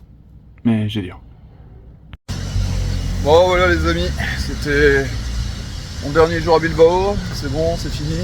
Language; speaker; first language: French; native; French